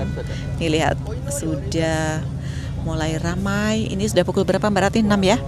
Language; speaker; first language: Indonesian; native; Indonesian